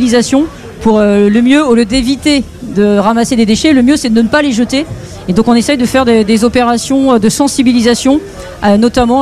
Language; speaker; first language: French; native; French